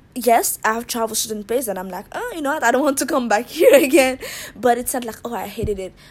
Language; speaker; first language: English; non-native, fluent; Haitian Creole